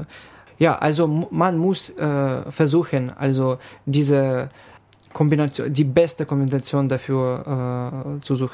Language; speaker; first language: German; non-native, fluent; Ukrainian